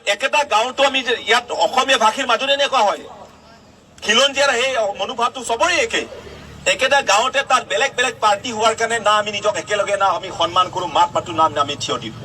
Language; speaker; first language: Assamese; non-native, local second language; Karbi